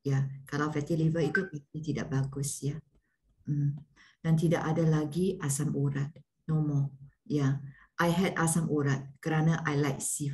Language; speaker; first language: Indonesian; non-native, learner; Malay